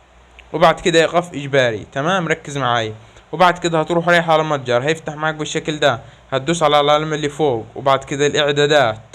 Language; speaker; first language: Arabic; native; Arabic